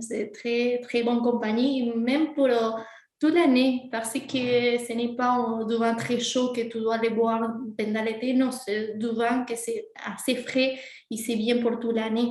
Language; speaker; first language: French; non-native, fluent; Spanish